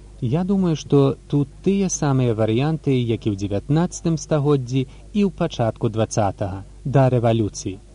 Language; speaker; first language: Belarusian; native; Belarusian